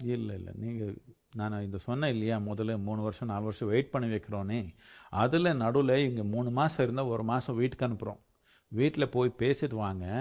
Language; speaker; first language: Tamil; non-native, local second language; Telugu